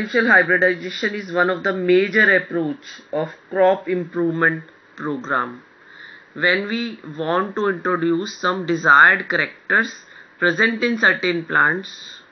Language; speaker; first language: English; non-native, local second language; Hindi